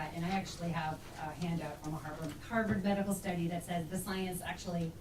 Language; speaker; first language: English; native; English